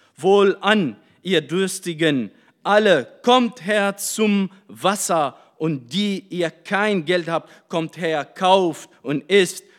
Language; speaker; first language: German; non-native, fluent; Arabic